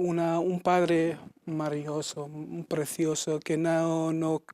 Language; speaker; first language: Spanish; non-native, learner; Arabic